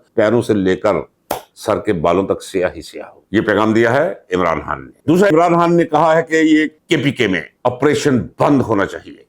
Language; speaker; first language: Urdu; non-native, local second language; Punjabi